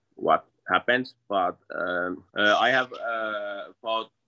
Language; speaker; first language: English; non-native, learner; Finnish